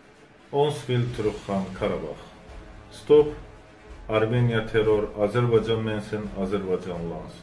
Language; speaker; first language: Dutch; non-native, learner; Azerbaijani